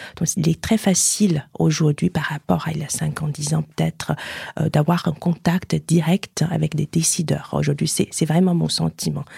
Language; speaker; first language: French; non-native, fluent; Chinese